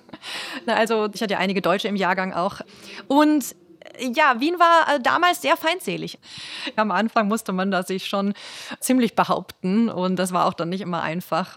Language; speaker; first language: German; native; German